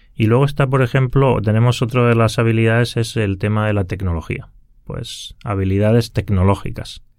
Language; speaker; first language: Spanish; native; Spanish